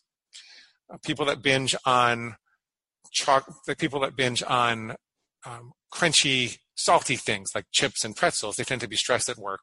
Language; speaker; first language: English; native; English